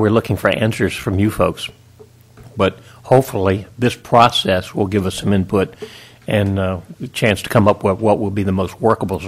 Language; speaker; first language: English; native; English